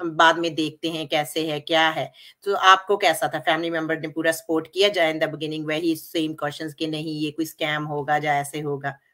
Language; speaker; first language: Hindi; non-native, local second language; Punjabi